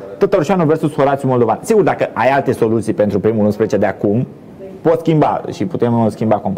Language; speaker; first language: Romanian; native; Romanian